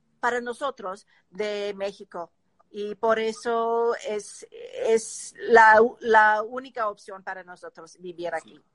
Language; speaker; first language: Spanish; non-native, learner; English